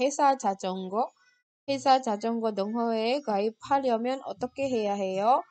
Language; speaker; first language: Korean; non-native, fluent; Indonesian